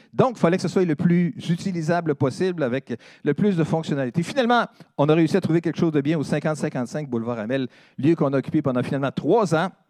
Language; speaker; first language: French; native; French